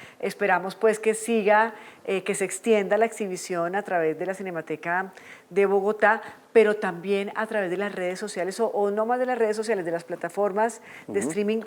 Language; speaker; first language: Spanish; native; Spanish